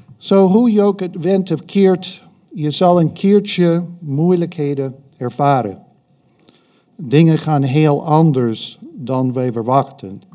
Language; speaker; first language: Dutch; non-native, fluent; English